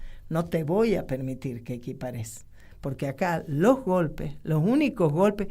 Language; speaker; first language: Spanish; native; Spanish